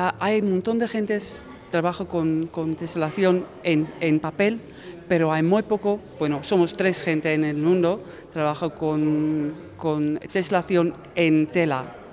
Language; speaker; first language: Spanish; non-native, learner; English